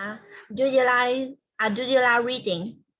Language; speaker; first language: English; non-native, learner; Vietnamese